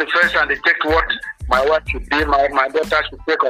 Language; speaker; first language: English; non-native, local second language; Bini